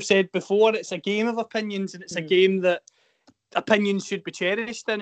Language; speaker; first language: English; native; English